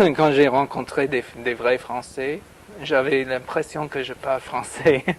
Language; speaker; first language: French; non-native, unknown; English